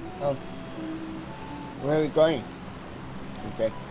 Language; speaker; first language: English; non-native, learner; Korean